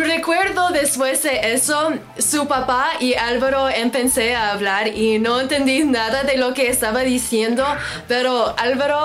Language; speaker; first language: Spanish; non-native, learner; English